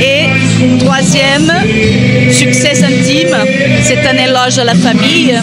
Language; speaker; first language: French; non-native, fluent; Portuguese